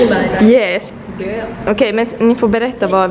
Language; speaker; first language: Swedish; native; Swedish